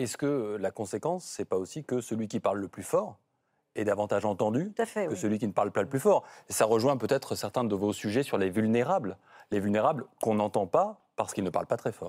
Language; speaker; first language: French; native; French